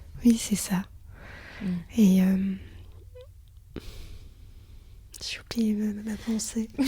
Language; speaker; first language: French; early bilingual, other home language; Lithuanian